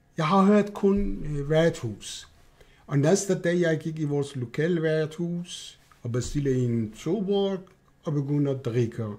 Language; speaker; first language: Danish; non-native, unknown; Persian